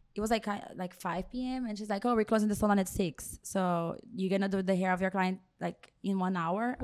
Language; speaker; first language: English; non-native, fluent; Portuguese